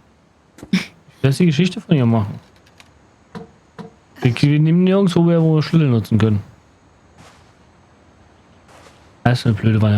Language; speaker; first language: German; native; German